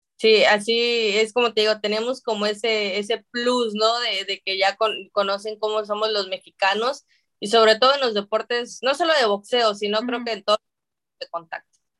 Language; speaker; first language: Spanish; native; Spanish